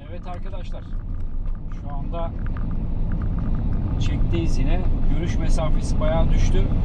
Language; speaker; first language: Turkish; native; Turkish